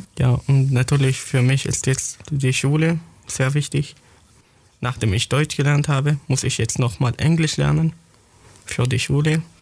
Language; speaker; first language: German; non-native, fluent; Arabic